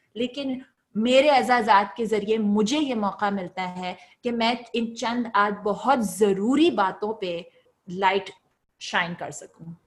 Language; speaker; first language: Urdu; native; Urdu